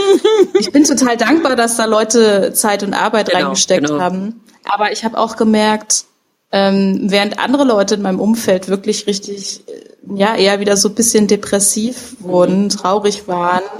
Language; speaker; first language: German; native; German